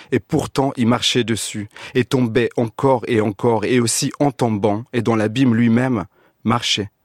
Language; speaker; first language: French; non-native, fluent; Hebrew